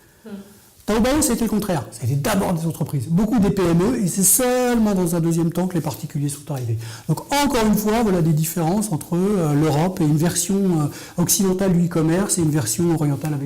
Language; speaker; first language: French; native; French